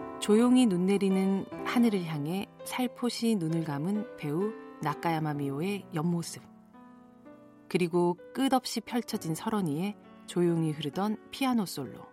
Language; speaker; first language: Korean; native; Korean